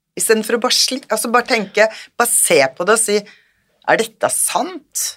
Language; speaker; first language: Norwegian; native; Norwegian